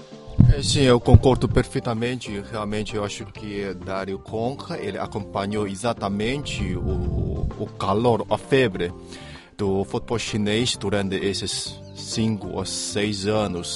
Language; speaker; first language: Portuguese; non-native, fluent; Chinese